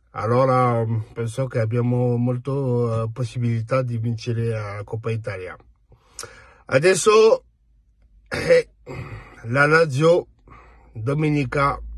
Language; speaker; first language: Italian; non-native, fluent; French